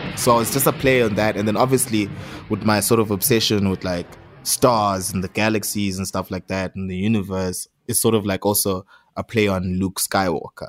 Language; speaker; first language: English; non-native, local second language; Zulu